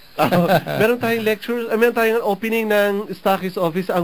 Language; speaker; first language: Filipino; native; Filipino